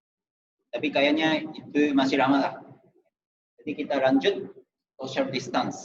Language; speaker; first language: Indonesian; non-native, fluent; Japanese